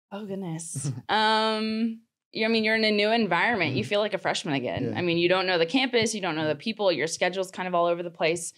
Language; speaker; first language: English; native; English